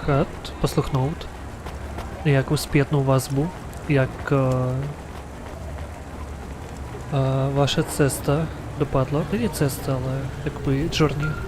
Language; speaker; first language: Czech; non-native, local second language; Ukrainian